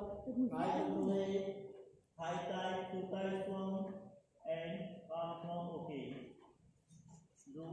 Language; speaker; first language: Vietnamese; non-native, learner; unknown